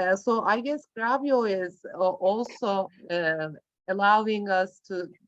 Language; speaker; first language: English; non-native, fluent; Turkish